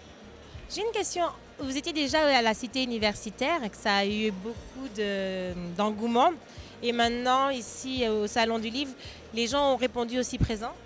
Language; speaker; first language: French; native; French